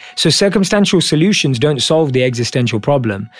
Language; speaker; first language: English; native; English